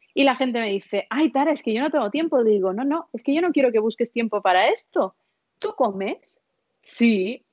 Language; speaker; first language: Spanish; early bilingual, other home language; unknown